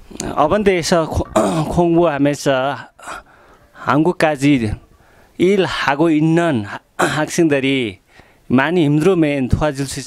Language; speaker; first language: Korean; non-native, learner; Nepali